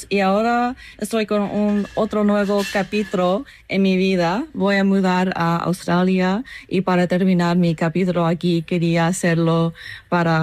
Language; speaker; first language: Spanish; non-native, fluent; English